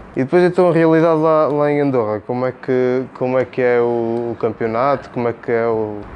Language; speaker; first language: Portuguese; native; Portuguese